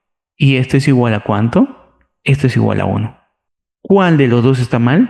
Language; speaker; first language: Spanish; native; Spanish